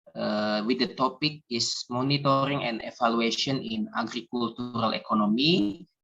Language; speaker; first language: English; non-native, learner; Indonesian